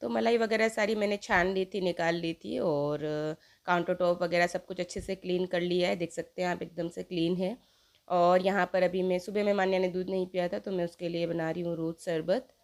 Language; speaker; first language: Hindi; native; Hindi